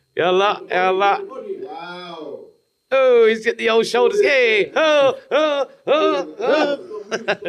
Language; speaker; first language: English; native; English